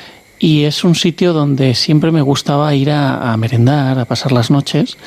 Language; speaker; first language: Spanish; native; Spanish